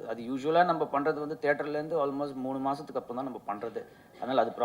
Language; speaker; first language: Tamil; native; Tamil